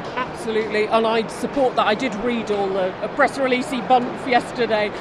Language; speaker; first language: English; native; English